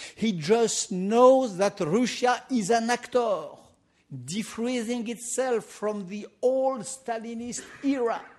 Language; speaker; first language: English; non-native, fluent; French